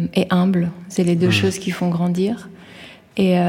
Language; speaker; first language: French; early bilingual, other home language; Persian